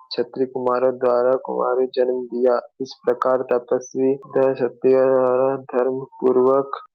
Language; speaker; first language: Hindi; native; Hindi